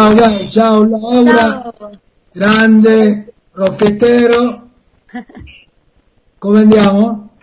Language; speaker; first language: Italian; non-native, fluent; Spanish